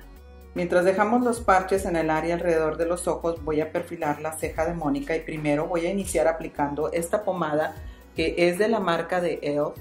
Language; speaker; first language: Spanish; native; Spanish